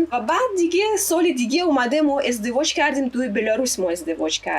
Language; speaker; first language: Persian; non-native, fluent; Russian